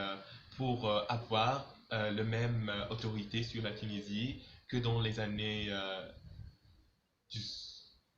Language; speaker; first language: French; non-native, local second language; Arabic